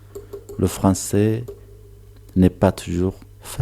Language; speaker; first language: French; non-native, learner; Tigrinya